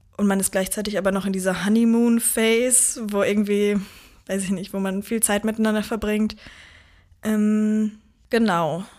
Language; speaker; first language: German; native; German